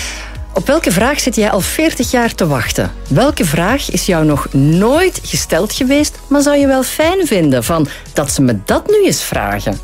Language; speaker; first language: Dutch; native; Dutch